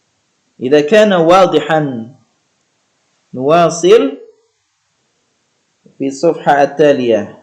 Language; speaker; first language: Arabic; non-native, fluent; Indonesian